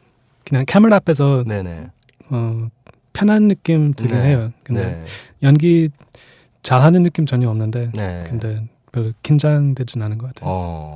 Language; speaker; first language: Korean; non-native, fluent; English